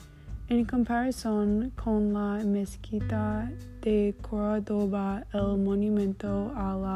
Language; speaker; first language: Spanish; non-native, learner; English